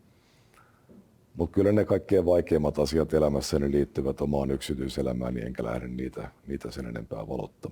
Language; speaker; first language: Finnish; native; Finnish